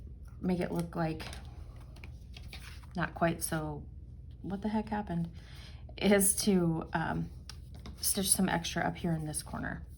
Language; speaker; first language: English; native; English